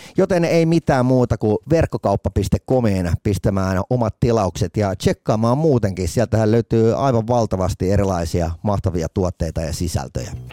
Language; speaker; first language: Finnish; native; Finnish